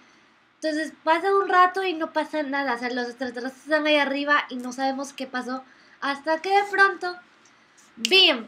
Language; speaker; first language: Spanish; native; Spanish